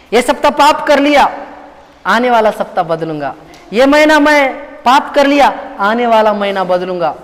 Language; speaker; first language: Hindi; non-native, local second language; Telugu